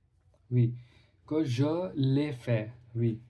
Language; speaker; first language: French; non-native, learner; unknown